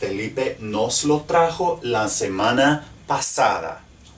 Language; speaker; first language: Spanish; non-native, fluent; English